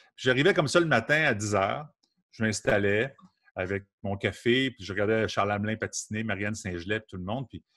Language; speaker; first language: French; native; French